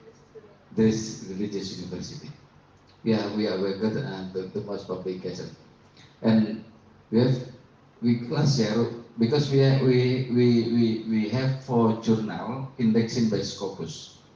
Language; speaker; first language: English; non-native, learner; Indonesian